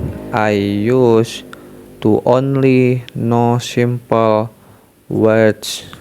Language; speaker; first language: English; non-native, learner; Indonesian